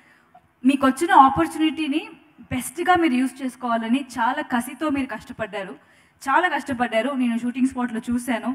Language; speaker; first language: Telugu; non-native, fluent; Tamil